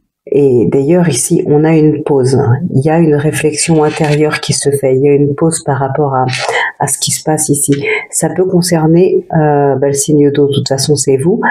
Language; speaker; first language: French; native; French